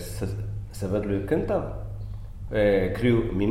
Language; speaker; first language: Welsh; non-native, local second language; Spanish